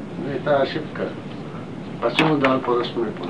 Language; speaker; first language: Russian; non-native, learner; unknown